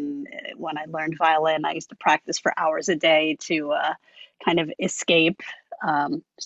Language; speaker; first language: English; native; English